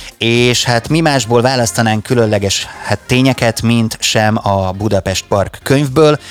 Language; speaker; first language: Hungarian; native; Hungarian